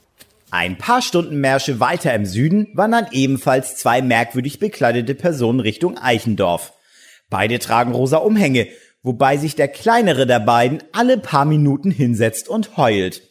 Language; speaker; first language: German; native; German